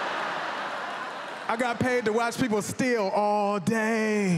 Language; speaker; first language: English; native; English